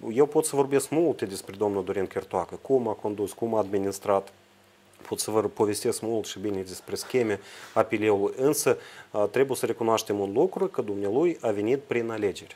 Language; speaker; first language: Romanian; native; Romanian